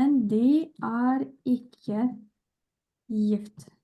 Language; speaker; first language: Norwegian; non-native, fluent; Lithuanian